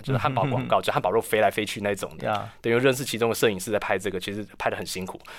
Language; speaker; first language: Chinese; native; Chinese